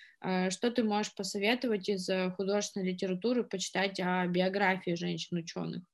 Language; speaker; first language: Russian; native; Russian